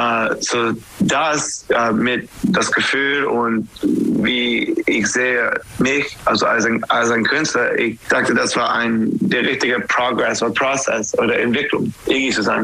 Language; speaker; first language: German; non-native, fluent; English